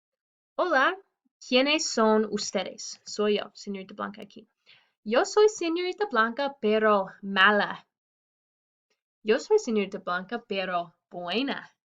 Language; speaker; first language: Spanish; non-native, fluent; English